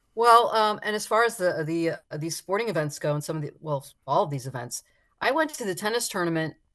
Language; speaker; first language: English; native; English